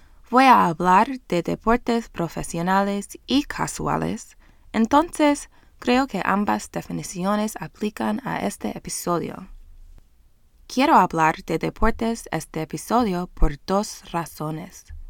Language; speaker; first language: Spanish; non-native, fluent; English